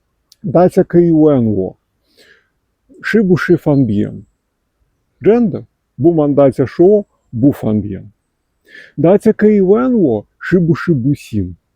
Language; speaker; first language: Chinese; non-native, fluent; Ukrainian